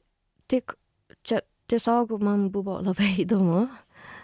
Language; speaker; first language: Lithuanian; non-native, learner; Japanese